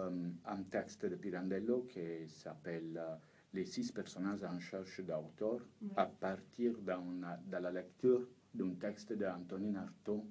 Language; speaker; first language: French; non-native, learner; Italian